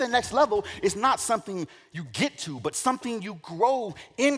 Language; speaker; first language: English; native; English